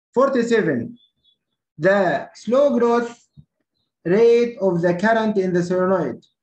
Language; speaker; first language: English; non-native, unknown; Arabic